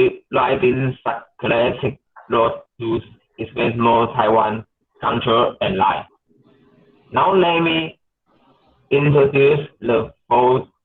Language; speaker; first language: English; non-native, learner; Chinese